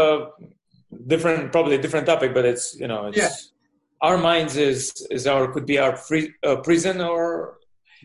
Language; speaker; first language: English; non-native, fluent; Russian